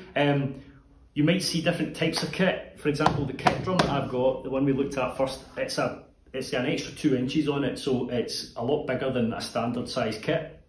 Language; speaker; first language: English; native; English